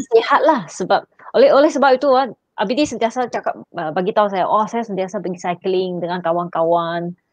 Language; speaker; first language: Malay; non-native, local second language; Chinese